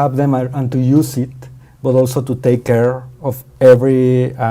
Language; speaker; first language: English; non-native, fluent; Spanish